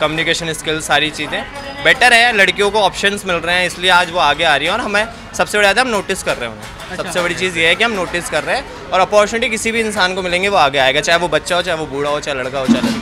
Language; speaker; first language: Hindi; native; Hindi